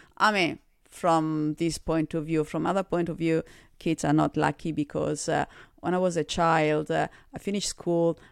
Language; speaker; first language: English; non-native, fluent; Italian